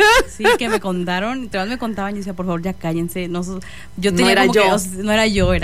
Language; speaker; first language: Spanish; native; Spanish